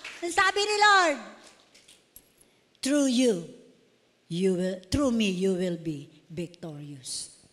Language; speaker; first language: English; non-native, local second language; Filipino